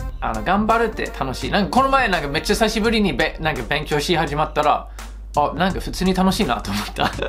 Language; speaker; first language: Japanese; non-native, fluent; English